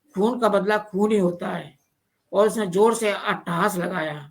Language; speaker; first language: Hindi; non-native, local second language; Punjabi